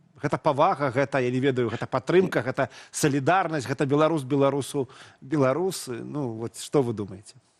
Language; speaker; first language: Belarusian; non-native, local second language; Russian